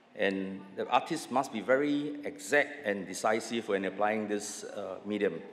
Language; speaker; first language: English; non-native, local second language; Chinese